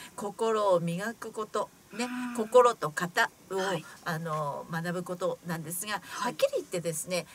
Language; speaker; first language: Japanese; native; Japanese